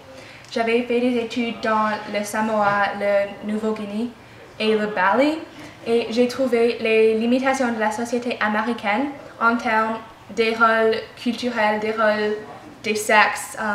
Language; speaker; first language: French; non-native, learner; English